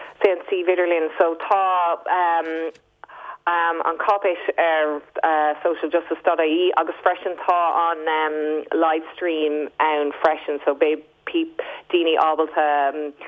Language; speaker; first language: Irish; non-native, local second language; English